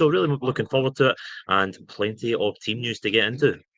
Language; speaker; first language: English; native; English